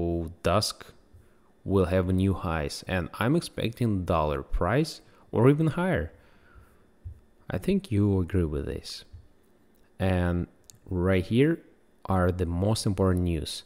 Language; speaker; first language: English; non-native, fluent; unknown